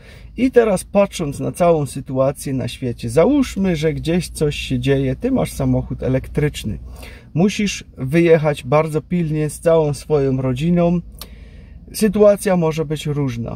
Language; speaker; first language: Polish; native; Polish